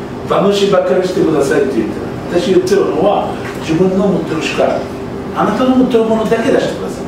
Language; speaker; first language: Japanese; non-native, learner; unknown